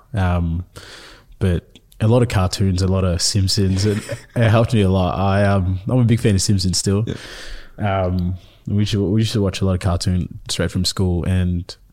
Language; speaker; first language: English; early bilingual, other home language; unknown